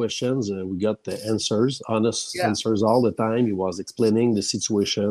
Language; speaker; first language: English; non-native, fluent; French